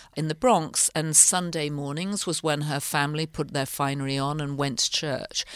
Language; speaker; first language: English; native; English